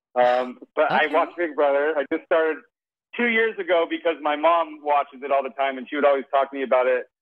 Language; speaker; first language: English; native; English